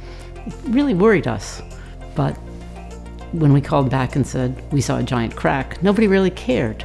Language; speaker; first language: English; native; English